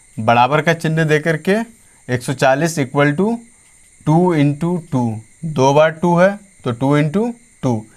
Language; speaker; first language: Hindi; native; Hindi